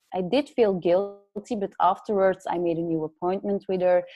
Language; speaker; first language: English; non-native, fluent; Dutch